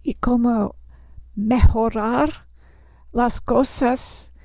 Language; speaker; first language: Spanish; non-native, learner; English